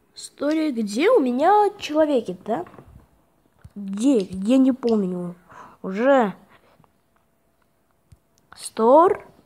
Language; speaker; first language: Russian; non-native, fluent; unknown